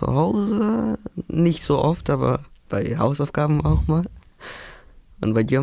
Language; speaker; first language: German; early bilingual, other home language; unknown